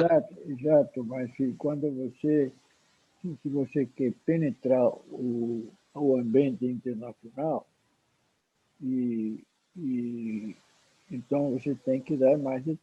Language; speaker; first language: Portuguese; non-native, fluent; Spanish